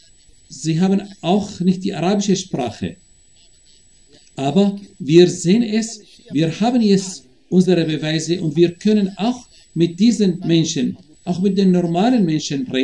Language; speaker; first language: German; non-native, fluent; Arabic